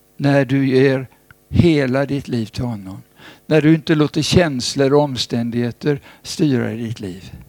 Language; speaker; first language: Swedish; native; Swedish